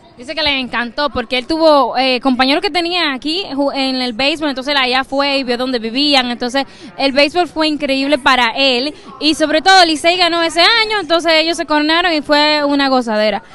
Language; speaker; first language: Spanish; native; Spanish